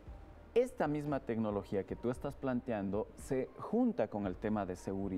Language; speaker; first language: Spanish; native; Spanish